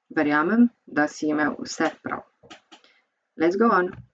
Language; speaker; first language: English; non-native, fluent; Slovenian